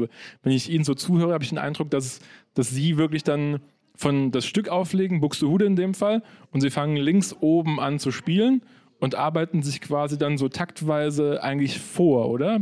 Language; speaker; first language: German; native; German